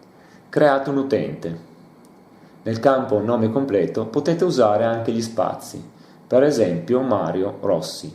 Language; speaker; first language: Italian; native; Italian